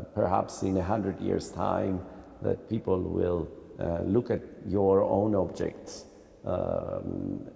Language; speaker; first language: English; non-native, fluent; Greek